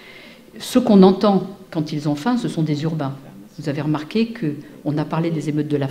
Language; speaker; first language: French; native; French